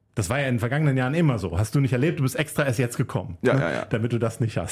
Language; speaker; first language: German; native; German